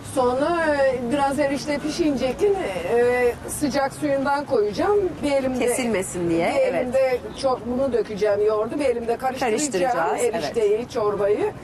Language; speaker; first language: Turkish; native; Turkish